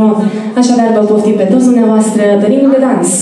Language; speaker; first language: Romanian; native; Romanian